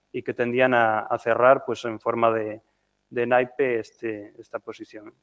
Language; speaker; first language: Galician; non-native, fluent; Spanish